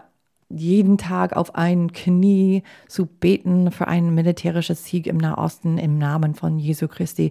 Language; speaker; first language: German; non-native, fluent; English